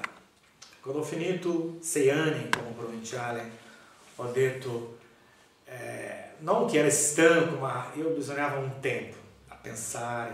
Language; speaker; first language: Italian; non-native, learner; Portuguese